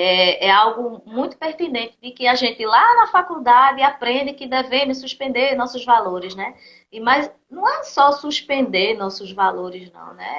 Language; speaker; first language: Portuguese; native; Portuguese